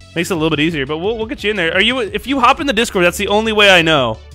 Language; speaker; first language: English; native; English